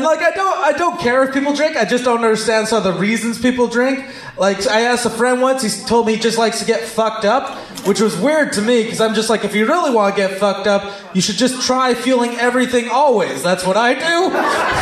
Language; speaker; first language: English; native; English